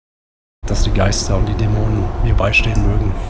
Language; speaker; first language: German; native; German